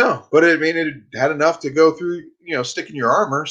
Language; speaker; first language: English; native; English